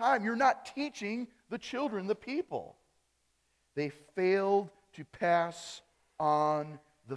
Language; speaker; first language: English; early bilingual, other home language; German